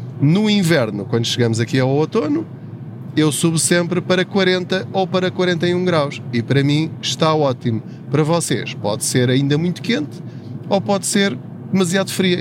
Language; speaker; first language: Portuguese; native; Portuguese